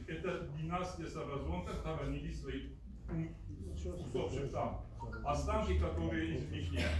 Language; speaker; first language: Russian; native; Russian